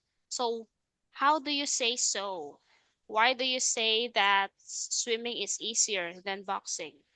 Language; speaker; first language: English; non-native, fluent; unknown